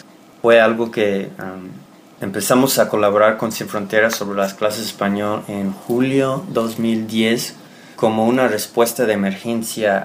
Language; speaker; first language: Spanish; non-native, fluent; English